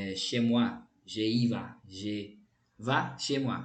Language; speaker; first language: French; non-native, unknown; Portuguese